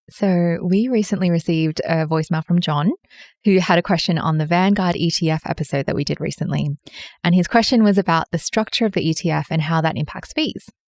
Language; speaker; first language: English; native; English